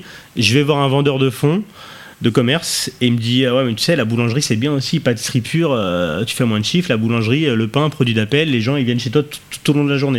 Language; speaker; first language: French; native; French